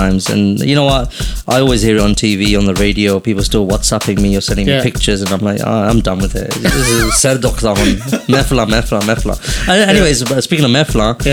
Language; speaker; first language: English; native; English